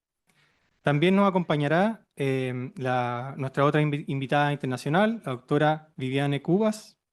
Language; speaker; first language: Spanish; native; Spanish